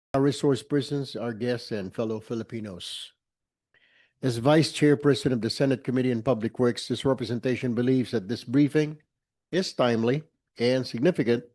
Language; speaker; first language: English; non-native, local second language; Filipino